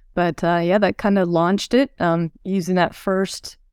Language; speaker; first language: English; early bilingual, other home language; Swedish